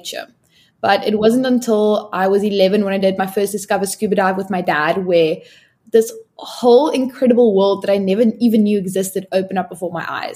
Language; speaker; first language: English; non-native, local second language; Afrikaans